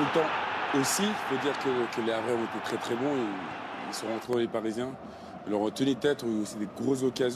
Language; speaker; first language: French; native; French